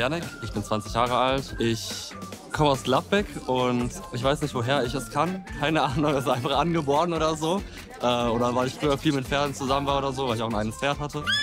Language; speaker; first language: German; native; German